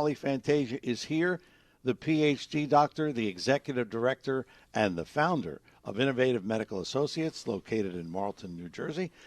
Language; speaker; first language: English; native; English